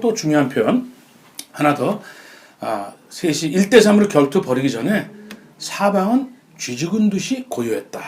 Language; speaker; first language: Korean; native; Korean